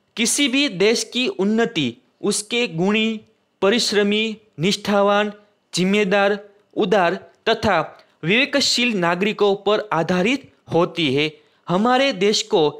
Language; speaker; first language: Hindi; non-native, local second language; Gujarati